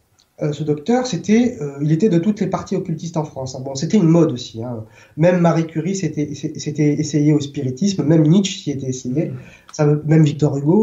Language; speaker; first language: French; native; French